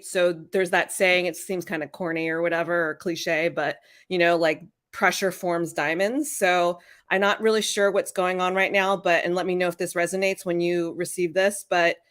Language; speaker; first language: English; native; English